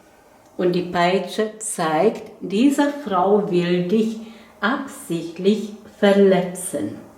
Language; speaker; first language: German; non-native, fluent; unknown